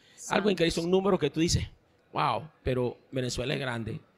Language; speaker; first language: Spanish; early bilingual, heritage; Spanish